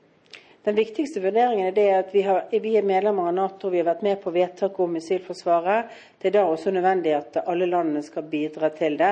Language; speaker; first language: Norwegian; native; Norwegian